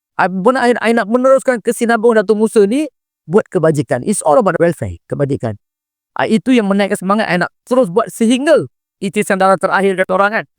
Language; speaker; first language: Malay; non-native, local second language; Tamil